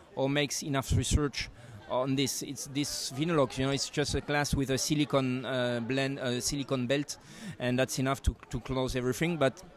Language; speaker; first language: English; non-native, fluent; French